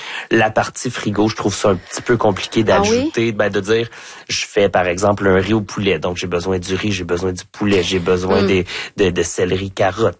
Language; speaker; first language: French; native; French